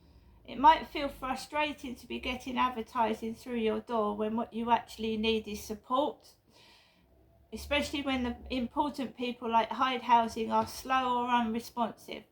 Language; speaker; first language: English; native; English